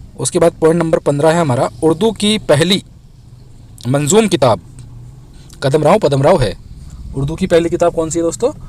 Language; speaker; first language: Urdu; native; Urdu